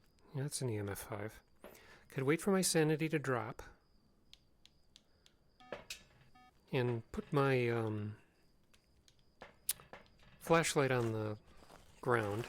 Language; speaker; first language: English; native; English